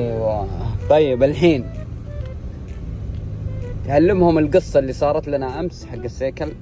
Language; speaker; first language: Arabic; native; Arabic